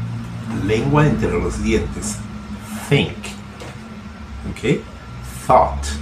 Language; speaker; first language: Spanish; non-native, fluent; Portuguese